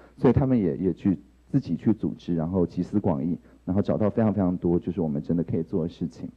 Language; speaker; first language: Chinese; native; Chinese